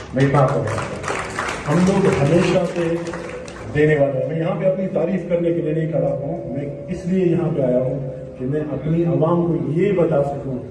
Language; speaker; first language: Urdu; early bilingual, heritage; Urdu